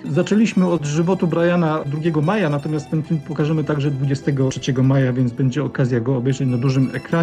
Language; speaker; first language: Polish; native; Polish